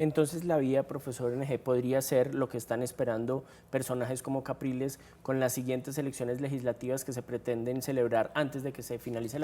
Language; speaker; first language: Spanish; native; Spanish